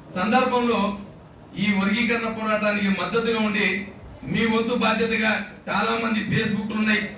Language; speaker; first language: Telugu; native; Telugu